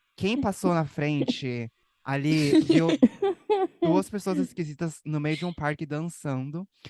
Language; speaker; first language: Portuguese; native; Portuguese